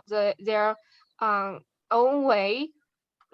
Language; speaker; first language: English; non-native, learner; Chinese